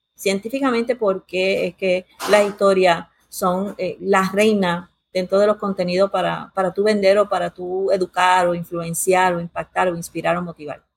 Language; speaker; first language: Spanish; early bilingual, heritage; Spanish